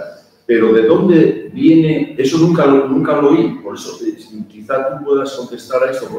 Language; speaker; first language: Spanish; early bilingual, heritage; Spanish